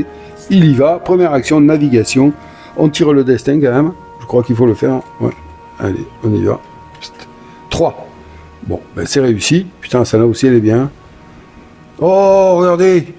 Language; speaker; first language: French; native; French